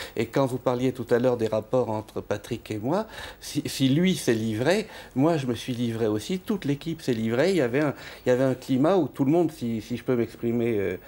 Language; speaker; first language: French; native; French